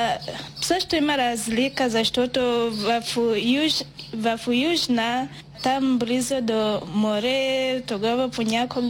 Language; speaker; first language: Bulgarian; non-native, learner; Swahili